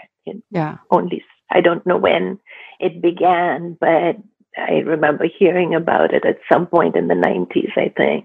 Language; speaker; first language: English; non-native, local second language; Gujarati